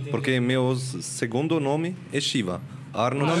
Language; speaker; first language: Portuguese; non-native, learner; Swiss German